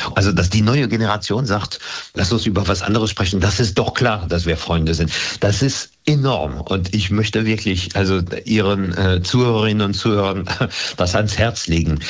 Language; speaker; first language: German; non-native, fluent; French